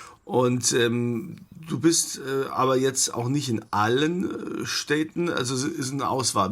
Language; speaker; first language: German; native; German